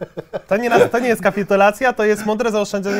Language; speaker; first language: Polish; native; Polish